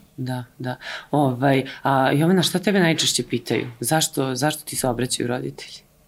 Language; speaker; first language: Serbian; native; Serbian